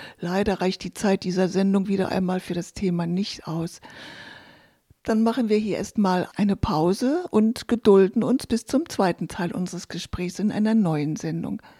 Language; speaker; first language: German; native; German